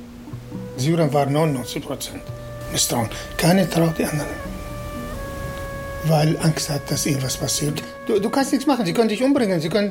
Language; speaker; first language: German; non-native, fluent; Arabic